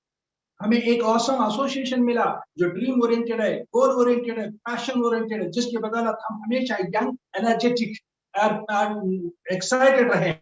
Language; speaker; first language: Hindi; native; Hindi